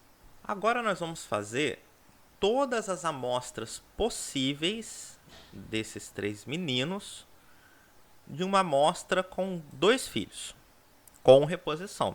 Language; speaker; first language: Portuguese; native; Portuguese